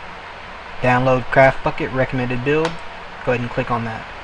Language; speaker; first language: English; native; English